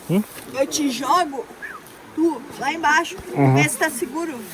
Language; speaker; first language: Portuguese; native; Portuguese